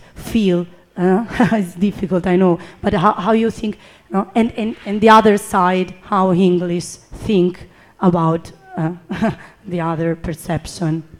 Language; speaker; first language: English; non-native, fluent; Italian